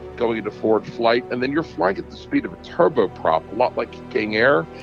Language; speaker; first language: English; native; English